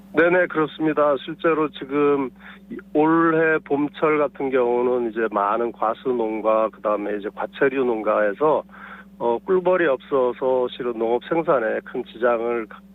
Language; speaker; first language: Korean; native; Korean